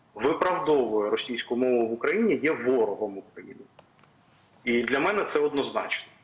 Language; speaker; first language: Ukrainian; non-native, local second language; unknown